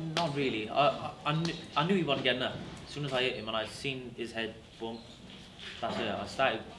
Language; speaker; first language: English; native; English